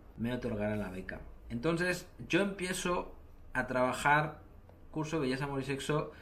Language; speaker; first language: Spanish; native; Spanish